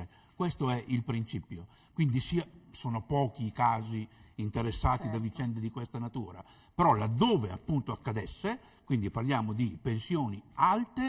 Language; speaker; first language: Italian; native; Italian